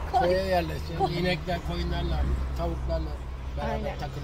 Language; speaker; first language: Turkish; native; Turkish